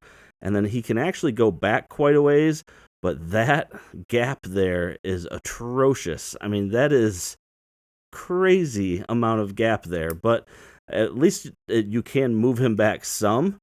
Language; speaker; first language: English; native; English